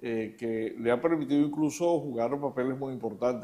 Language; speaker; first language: Spanish; native; Spanish